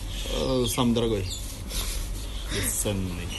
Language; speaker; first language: Russian; native; Russian